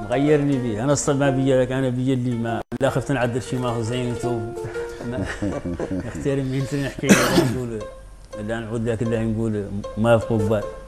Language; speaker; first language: Arabic; native; Arabic